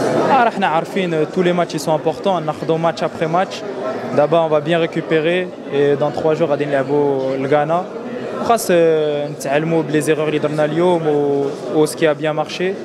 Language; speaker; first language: Arabic; native; Arabic